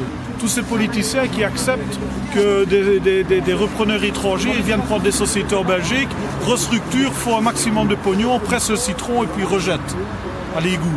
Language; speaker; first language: French; native; French